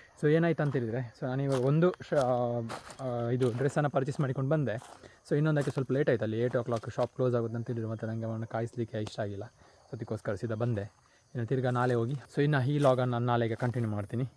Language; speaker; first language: Kannada; non-native, local second language; Tulu